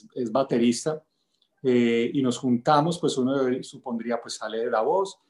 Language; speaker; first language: Spanish; native; Spanish